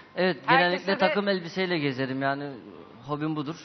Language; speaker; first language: Turkish; native; Turkish